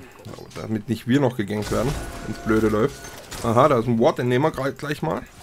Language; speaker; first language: German; native; German